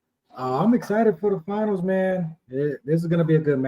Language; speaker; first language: English; native; English